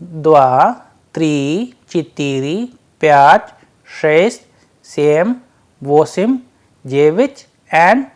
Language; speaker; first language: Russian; non-native, fluent; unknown